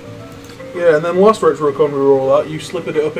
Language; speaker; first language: English; native; English